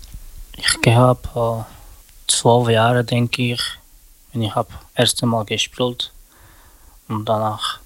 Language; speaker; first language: German; non-native, learner; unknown